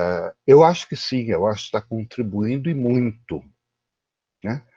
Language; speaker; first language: Portuguese; native; Portuguese